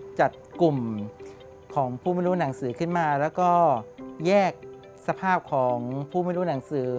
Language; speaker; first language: Thai; native; Thai